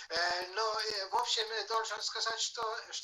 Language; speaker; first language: Russian; non-native, fluent; Estonian